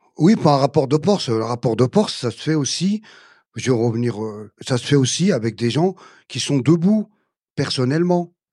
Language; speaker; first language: French; early bilingual, other home language; Arabic